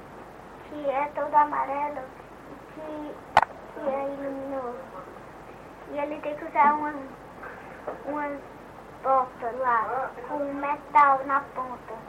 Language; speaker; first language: Portuguese; early bilingual, heritage; Portuguese